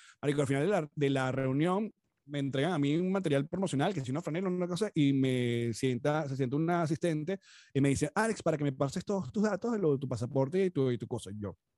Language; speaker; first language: Spanish; native; Spanish